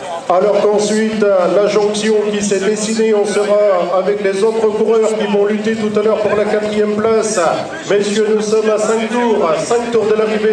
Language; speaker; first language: French; native; French